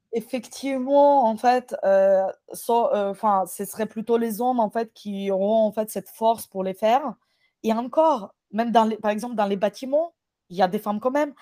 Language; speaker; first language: French; non-native, fluent; Ukrainian